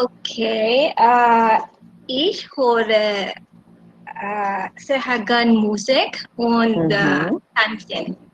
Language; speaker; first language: German; non-native, learner; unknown